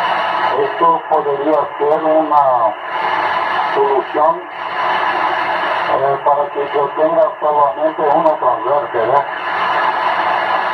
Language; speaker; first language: Spanish; non-native, learner; Portuguese